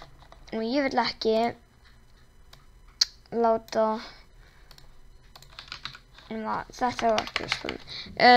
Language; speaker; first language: Icelandic; non-native, learner; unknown